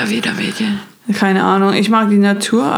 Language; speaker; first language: German; non-native, fluent; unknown